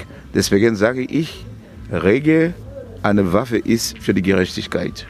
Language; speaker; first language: German; non-native, fluent; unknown